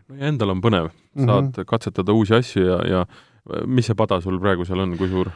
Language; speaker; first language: Estonian; native; Estonian